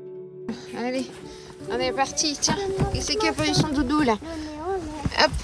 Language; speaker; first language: French; native; French